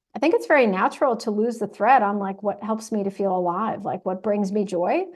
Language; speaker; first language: English; non-native, fluent; Russian